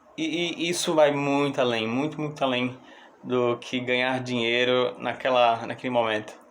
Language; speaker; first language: Portuguese; non-native, fluent; English